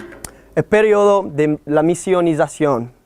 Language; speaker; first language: Spanish; non-native, fluent; English